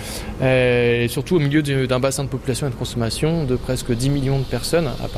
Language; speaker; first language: French; native; French